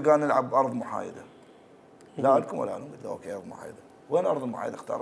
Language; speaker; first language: Arabic; native; Arabic